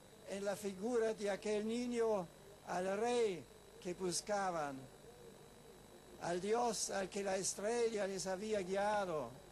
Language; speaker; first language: Spanish; non-native, fluent; German